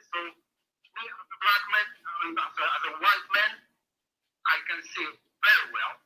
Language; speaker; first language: English; non-native, fluent; Polish